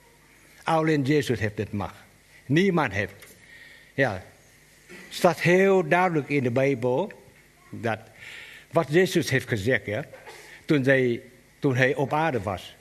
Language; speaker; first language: Dutch; non-native, learner; Vietnamese